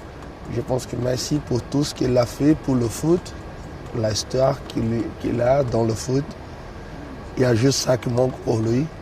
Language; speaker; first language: French; non-native, learner; Portuguese